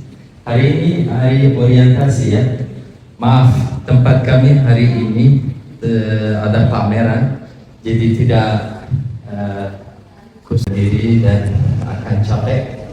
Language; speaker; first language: Indonesian; non-native, fluent; Turkish